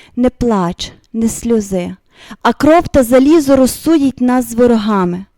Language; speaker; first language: Ukrainian; native; Ukrainian